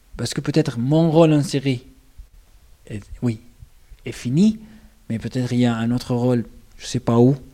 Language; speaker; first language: French; non-native, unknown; Arabic